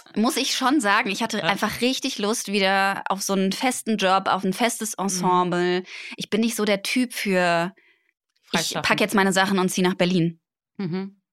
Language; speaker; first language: German; native; German